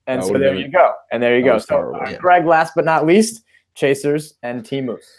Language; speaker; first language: English; native; English